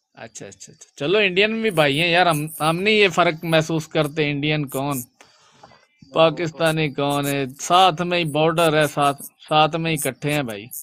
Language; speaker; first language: Urdu; non-native, local second language; Punjabi